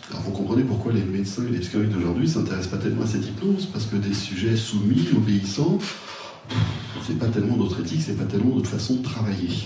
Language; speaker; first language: French; native; French